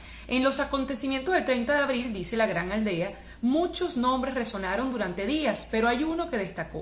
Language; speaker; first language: Spanish; native; Spanish